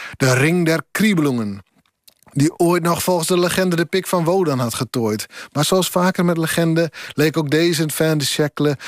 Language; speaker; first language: Dutch; non-native, local second language; Western Frisian